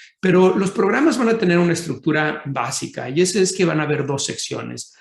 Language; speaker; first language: Spanish; native; Spanish